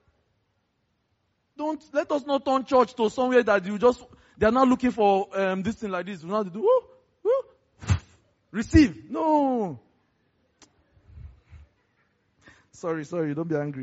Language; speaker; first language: English; non-native, local second language; Yoruba